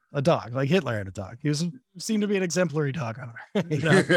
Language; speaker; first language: English; native; English